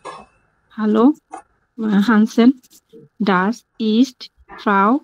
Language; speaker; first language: German; non-native, learner; Bangla